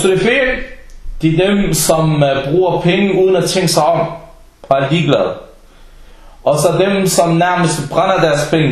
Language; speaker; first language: Danish; early bilingual, other home language; Arabic